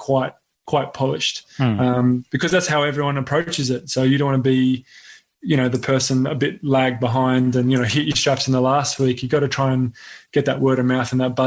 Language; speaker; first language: English; native; English